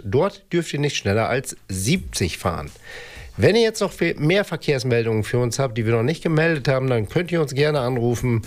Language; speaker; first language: German; native; German